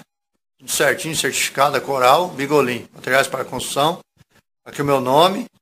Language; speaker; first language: Portuguese; native; Portuguese